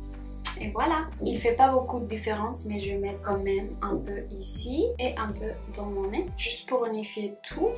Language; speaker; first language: French; non-native, fluent; Spanish